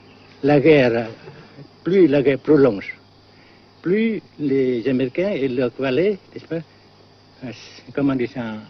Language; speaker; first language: French; non-native, fluent; Vietnamese